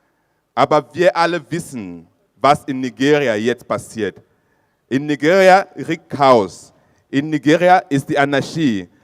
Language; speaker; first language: German; non-native, fluent; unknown